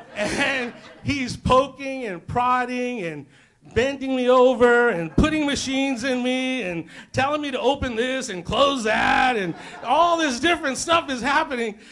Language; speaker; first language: English; native; English